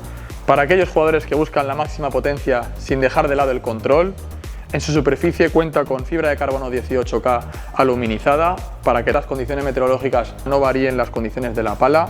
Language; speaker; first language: Spanish; native; Spanish